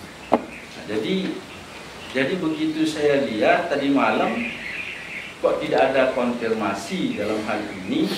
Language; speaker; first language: Indonesian; non-native, local second language; Sasak